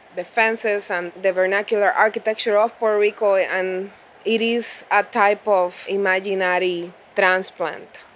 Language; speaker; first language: English; non-native, fluent; Spanish